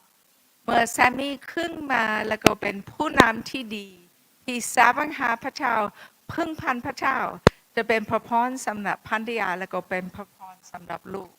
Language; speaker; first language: Thai; non-native, fluent; English